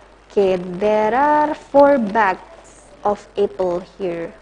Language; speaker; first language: English; non-native, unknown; Indonesian